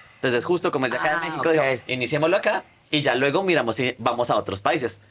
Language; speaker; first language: Spanish; native; Spanish